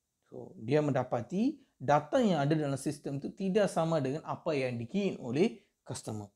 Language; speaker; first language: Malay; non-native, local second language; Tamil